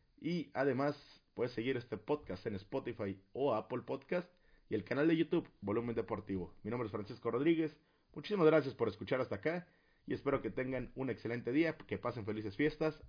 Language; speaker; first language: Spanish; native; Spanish